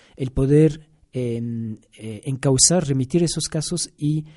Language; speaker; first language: Spanish; non-native, fluent; French